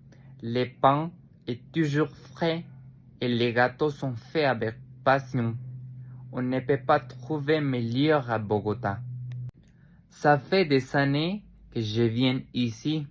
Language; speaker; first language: French; non-native, learner; Spanish